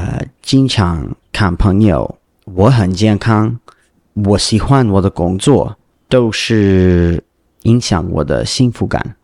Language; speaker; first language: Chinese; non-native, learner; English